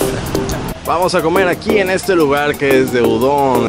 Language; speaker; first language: Spanish; native; Spanish